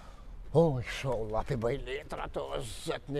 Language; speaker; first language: German; non-native, learner; Albanian